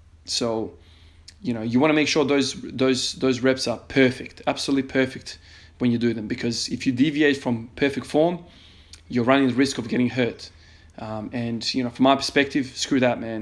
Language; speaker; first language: English; native; English